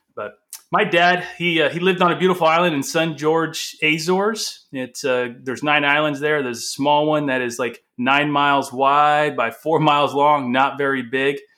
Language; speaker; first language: English; early bilingual, other home language; Portuguese